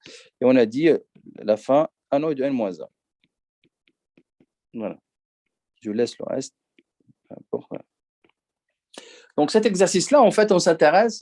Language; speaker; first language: French; native; French